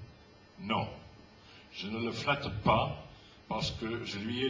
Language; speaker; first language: French; non-native, fluent; English